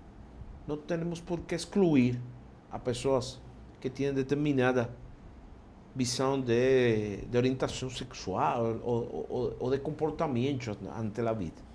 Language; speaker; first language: Portuguese; non-native, fluent; Spanish